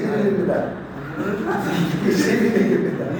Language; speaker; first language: Korean; non-native, learner; Bangla